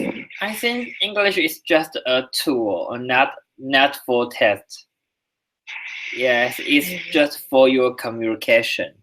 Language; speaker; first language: English; non-native, learner; Chinese